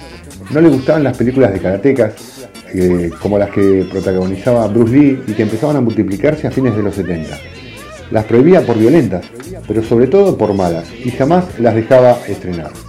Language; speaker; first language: Spanish; native; Spanish